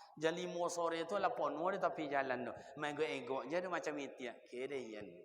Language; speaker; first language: Malay; non-native, local second language; Minangkabau